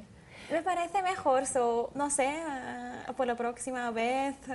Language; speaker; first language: Spanish; non-native, learner; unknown